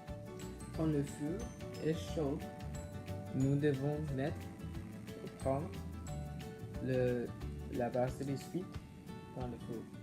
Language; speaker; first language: French; non-native, learner; English